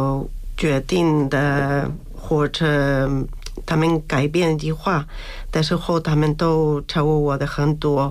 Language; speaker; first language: Chinese; non-native, fluent; Spanish